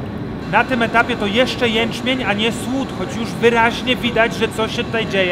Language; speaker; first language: Polish; native; Polish